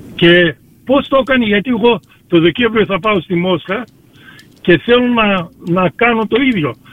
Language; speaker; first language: Greek; non-native, fluent; Russian